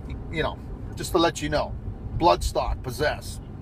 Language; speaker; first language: English; early bilingual, other home language; Spanish